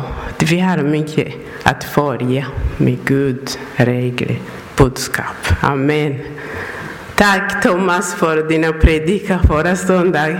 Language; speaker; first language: Swedish; non-native, learner; Persian